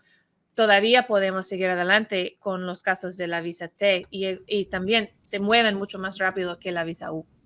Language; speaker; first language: Spanish; non-native, fluent; English